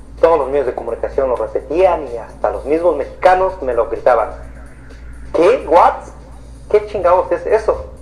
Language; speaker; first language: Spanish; native; Spanish